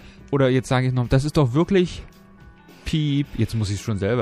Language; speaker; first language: German; native; German